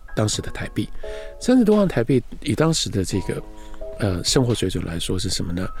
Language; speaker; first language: Chinese; native; Chinese